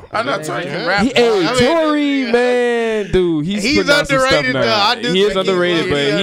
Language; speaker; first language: English; native; English